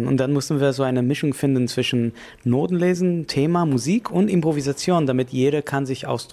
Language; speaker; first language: German; non-native, fluent; Hebrew